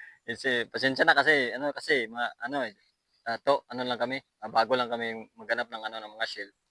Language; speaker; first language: Filipino; native; Filipino